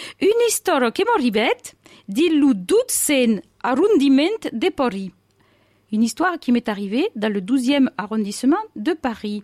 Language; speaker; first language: French; native; French